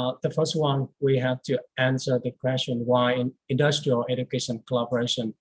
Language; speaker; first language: English; non-native, learner; Vietnamese